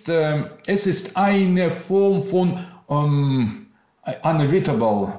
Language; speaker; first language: German; non-native, learner; Russian